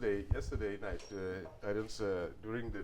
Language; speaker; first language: English; non-native, learner; Wolof